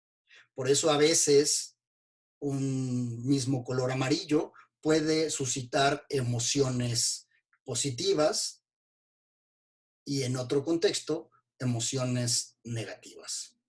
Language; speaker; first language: Spanish; native; Spanish